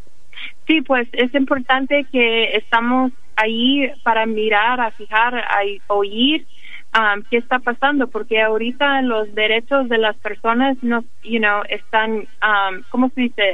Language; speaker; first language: Spanish; early bilingual, heritage; English